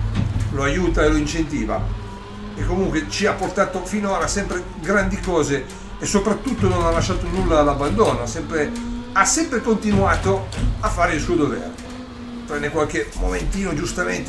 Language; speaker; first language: Italian; native; Italian